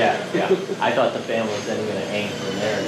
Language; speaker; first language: English; native; English